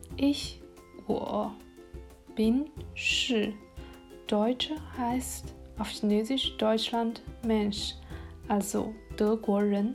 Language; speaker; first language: German; non-native, fluent; Chinese